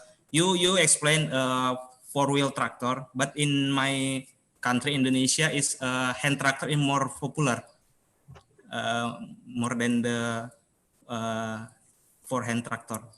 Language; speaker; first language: English; non-native, learner; Indonesian